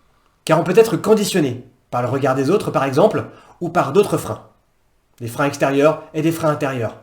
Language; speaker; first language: French; native; French